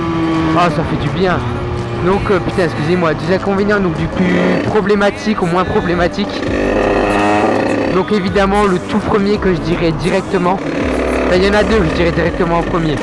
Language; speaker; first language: French; native; French